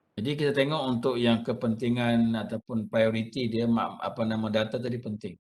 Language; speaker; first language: Malay; native; Malay